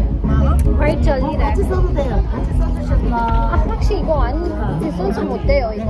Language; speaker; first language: Korean; non-native, learner; Hindi